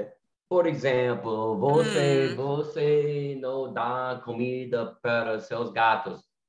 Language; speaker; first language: Portuguese; non-native, learner; English